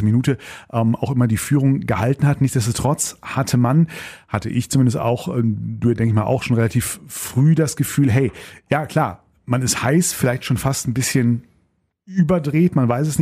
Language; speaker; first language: German; native; German